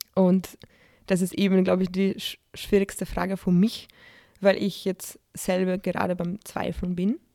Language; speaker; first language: German; non-native, fluent; Polish